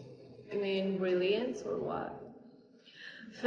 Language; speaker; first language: English; non-native, fluent; Russian